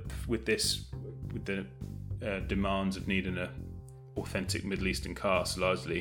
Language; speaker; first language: English; native; English